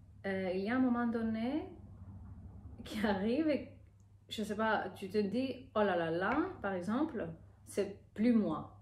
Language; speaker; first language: French; non-native, fluent; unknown